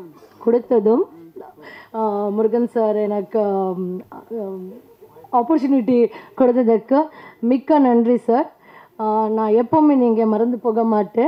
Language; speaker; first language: Tamil; non-native, learner; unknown